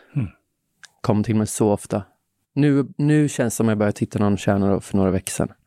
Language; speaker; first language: Swedish; native; Swedish